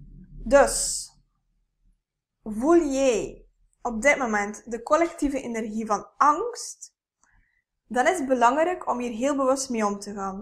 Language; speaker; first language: Dutch; native; Dutch